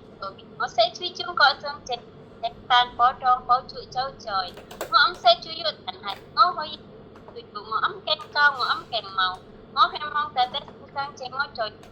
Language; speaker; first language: Cantonese; non-native, learner; Indonesian